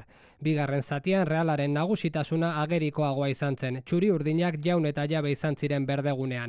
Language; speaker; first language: Basque; native; Basque